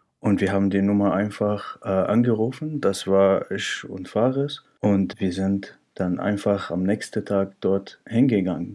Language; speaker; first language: German; non-native, fluent; Arabic